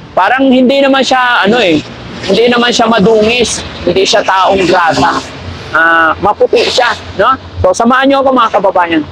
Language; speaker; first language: Filipino; native; Filipino